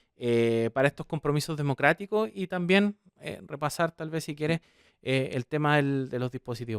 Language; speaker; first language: Spanish; native; Spanish